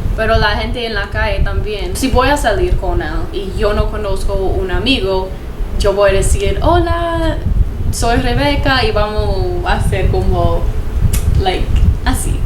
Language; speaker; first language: Spanish; non-native, learner; English